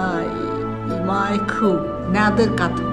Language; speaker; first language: Korean; non-native, learner; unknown